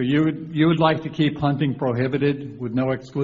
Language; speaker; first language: English; native; English